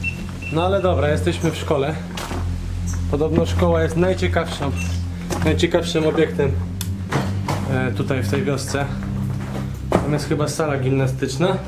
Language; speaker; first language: Polish; native; Polish